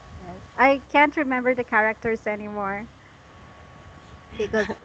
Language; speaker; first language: English; non-native, fluent; Cebuano